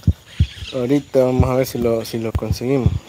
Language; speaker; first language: Spanish; native; Spanish